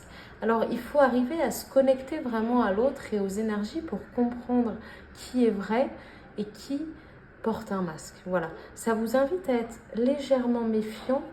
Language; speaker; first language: French; native; French